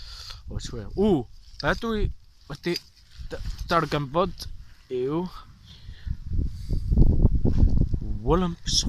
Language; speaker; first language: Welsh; non-native, learner; English